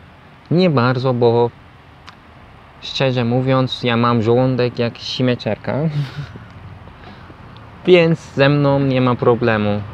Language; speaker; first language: Polish; non-native, fluent; Turkish